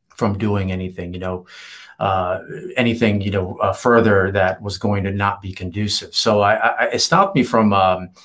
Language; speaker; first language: English; native; English